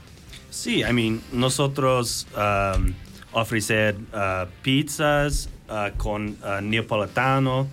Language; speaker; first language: Spanish; non-native, learner; English